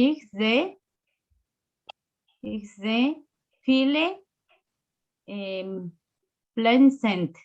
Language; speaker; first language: German; non-native, learner; Spanish